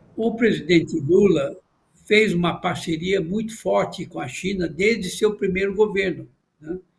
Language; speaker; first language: Portuguese; non-native, fluent; Chinese